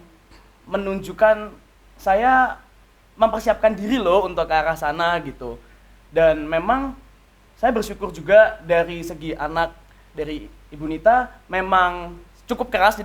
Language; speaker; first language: Indonesian; native; Indonesian